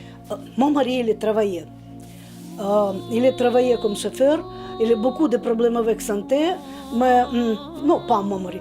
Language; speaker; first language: French; non-native, learner; Russian